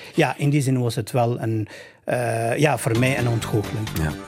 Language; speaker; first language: Dutch; non-native, fluent; Albanian